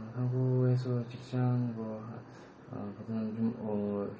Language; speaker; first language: Korean; non-native, learner; Tibetan